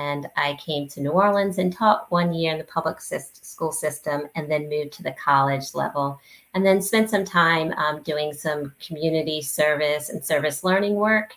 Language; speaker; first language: English; native; English